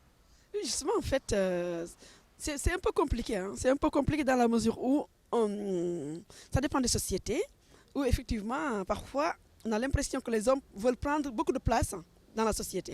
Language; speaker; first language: French; non-native, local second language; Wolof